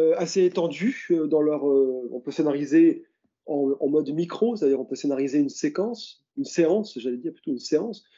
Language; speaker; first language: French; native; French